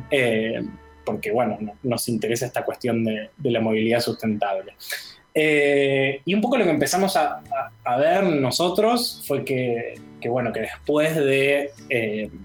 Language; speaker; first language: Spanish; native; Spanish